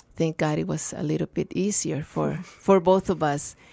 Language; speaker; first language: English; non-native, fluent; Spanish